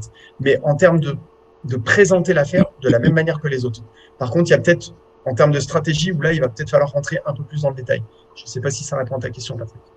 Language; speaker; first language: French; native; French